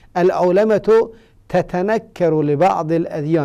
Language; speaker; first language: Arabic; non-native, fluent; Persian